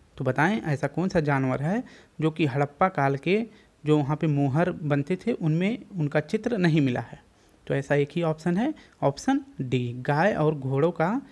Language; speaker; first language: Hindi; native; Hindi